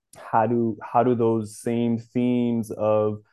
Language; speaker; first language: English; native; English